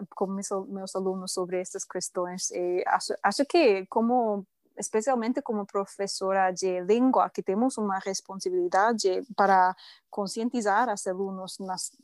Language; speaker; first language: Portuguese; non-native, learner; English